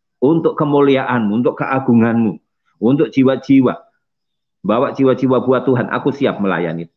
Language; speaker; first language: Indonesian; non-native, local second language; Javanese